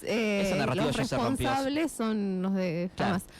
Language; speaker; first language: Spanish; native; Spanish